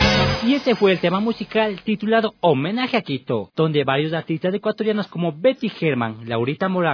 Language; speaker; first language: Spanish; native; Spanish